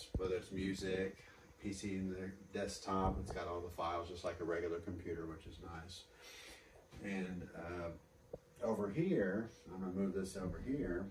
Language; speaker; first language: English; native; English